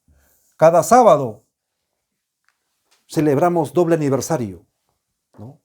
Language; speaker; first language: Spanish; native; Spanish